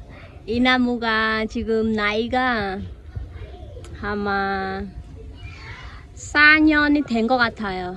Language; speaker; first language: Korean; non-native, fluent; Khmer